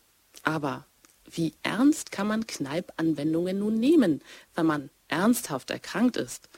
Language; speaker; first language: German; native; German